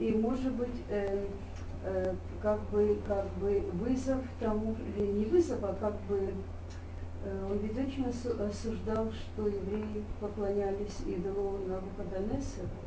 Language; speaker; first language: Russian; native; Russian